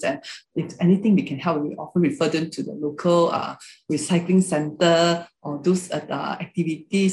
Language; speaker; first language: English; non-native, local second language; Hakka Chinese